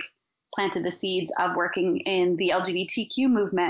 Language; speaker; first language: English; native; English